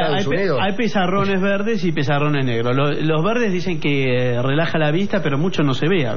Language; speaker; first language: Spanish; native; Spanish